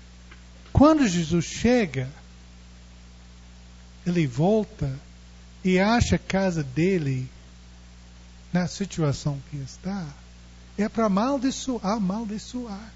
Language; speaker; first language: Portuguese; non-native, fluent; English